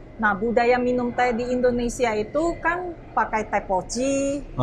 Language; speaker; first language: Indonesian; non-native, fluent; Malay